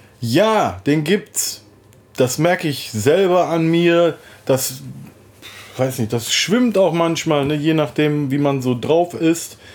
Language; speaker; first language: German; early bilingual, other home language; Turkish